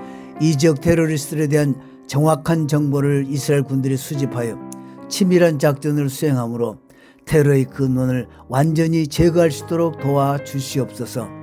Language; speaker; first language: Korean; native; Korean